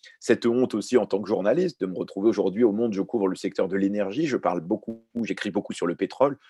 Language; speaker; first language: French; early bilingual, other home language; Arabic